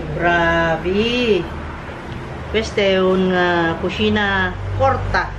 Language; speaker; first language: Italian; non-native, fluent; Filipino